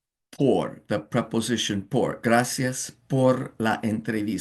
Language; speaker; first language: Spanish; non-native, fluent; English